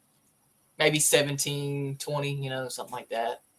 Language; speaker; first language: English; native; English